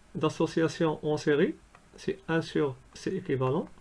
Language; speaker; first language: French; non-native, local second language; Arabic